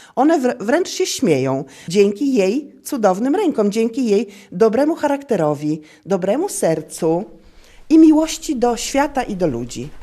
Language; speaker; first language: Polish; native; Polish